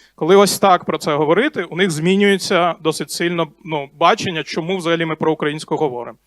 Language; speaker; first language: Ukrainian; non-native, local second language; Russian